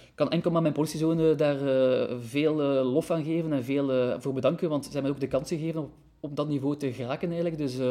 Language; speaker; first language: Dutch; native; Dutch